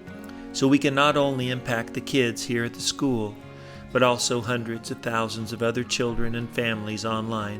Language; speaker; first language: English; native; English